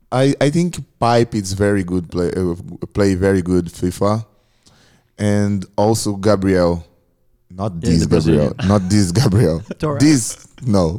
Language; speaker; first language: English; non-native, learner; Portuguese